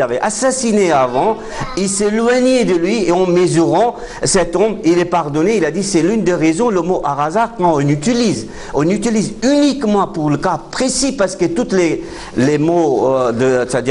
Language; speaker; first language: French; non-native, fluent; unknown